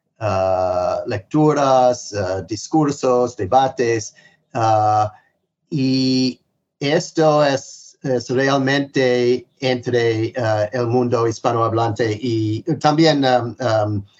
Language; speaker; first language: Spanish; non-native, fluent; English